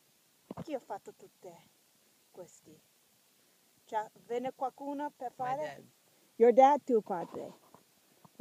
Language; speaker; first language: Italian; non-native, learner; English